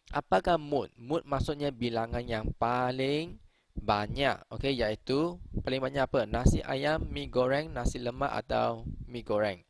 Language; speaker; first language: Malay; native; Malay